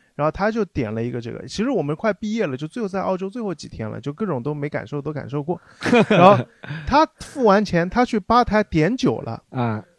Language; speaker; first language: Chinese; non-native, local second language; Wu Chinese